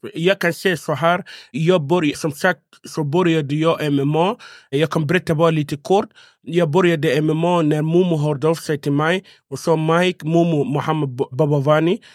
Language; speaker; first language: Swedish; non-native, fluent; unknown